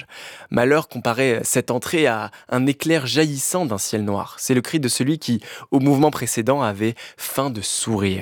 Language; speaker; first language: French; native; French